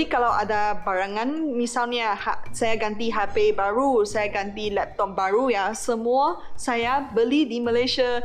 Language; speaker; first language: Malay; non-native, local second language; Chinese